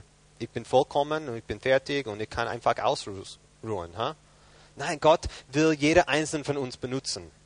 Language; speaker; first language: German; non-native, fluent; English